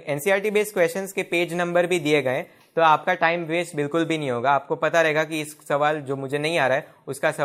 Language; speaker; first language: Hindi; non-native, local second language; Gujarati